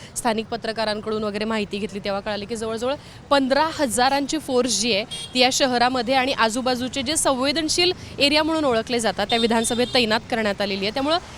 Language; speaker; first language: Marathi; native; Marathi